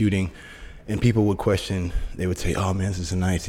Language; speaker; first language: English; native; English